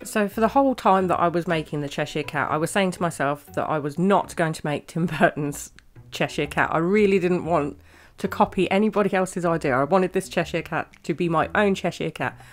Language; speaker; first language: English; native; English